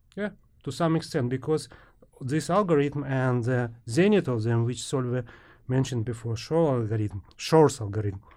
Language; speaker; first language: English; non-native, fluent; Ukrainian